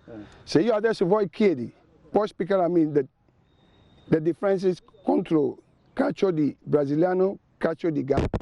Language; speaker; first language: Italian; non-native, learner; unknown